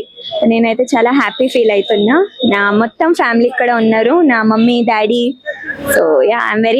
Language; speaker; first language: Telugu; early bilingual, heritage; Telugu